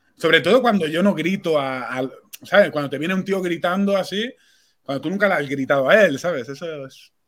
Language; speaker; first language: Spanish; non-native, local second language; Catalan